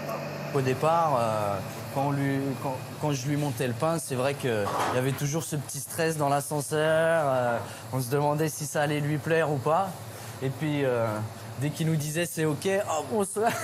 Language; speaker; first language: French; native; French